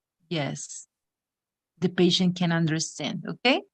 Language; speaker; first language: English; non-native, fluent; Spanish